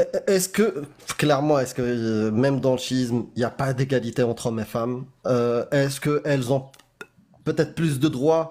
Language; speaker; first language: French; native; French